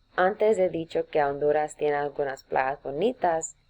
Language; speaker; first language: Spanish; non-native, learner; English